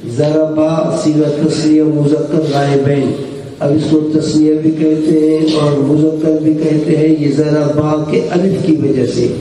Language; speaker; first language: Urdu; non-native, local second language; Brahui